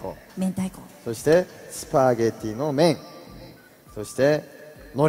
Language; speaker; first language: Japanese; non-native, fluent; Korean